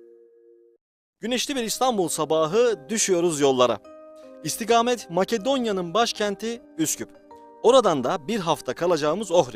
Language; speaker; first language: Turkish; native; Turkish